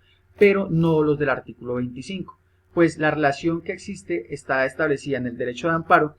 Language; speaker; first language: Spanish; native; Spanish